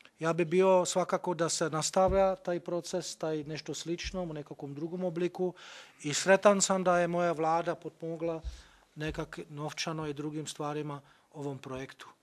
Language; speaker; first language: Bosnian; non-native, fluent; Czech